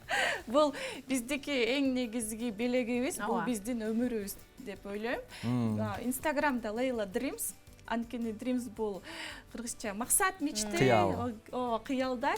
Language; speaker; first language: Kyrgyz; non-native, local second language; Russian